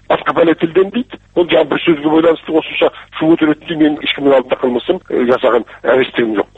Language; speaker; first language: Kazakh; native; Kazakh